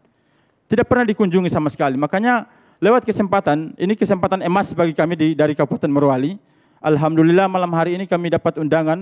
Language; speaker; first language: Indonesian; native; Indonesian